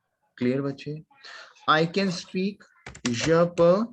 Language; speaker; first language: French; non-native, learner; Hindi